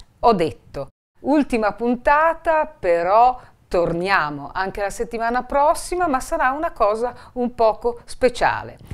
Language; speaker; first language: Italian; native; Italian